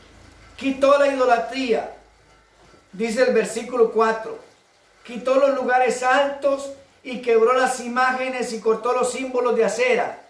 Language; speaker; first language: Spanish; native; Spanish